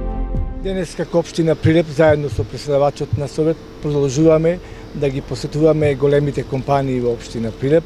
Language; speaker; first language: Macedonian; native; Macedonian